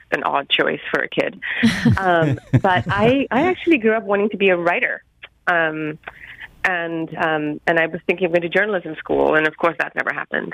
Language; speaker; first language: English; non-native, local second language; Hindi